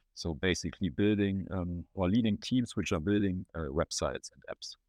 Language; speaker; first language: English; non-native, fluent; German